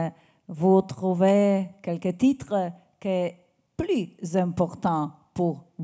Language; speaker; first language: French; non-native, learner; Polish